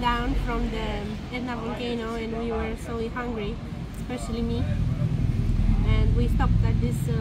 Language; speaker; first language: English; non-native, fluent; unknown